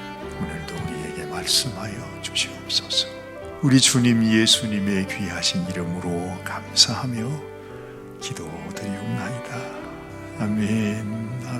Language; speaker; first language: Korean; native; Korean